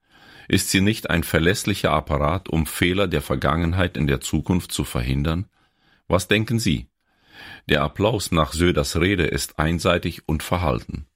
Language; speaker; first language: German; native; German